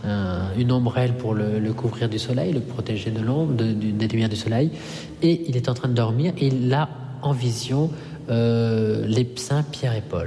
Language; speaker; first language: French; non-native, fluent; Italian